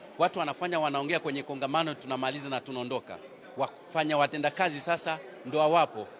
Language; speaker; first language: Swahili; native; Swahili